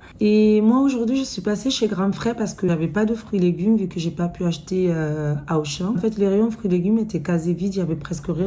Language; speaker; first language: French; native; French